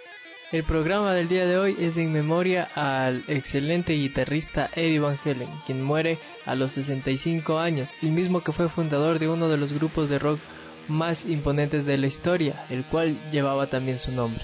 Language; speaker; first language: Spanish; native; Spanish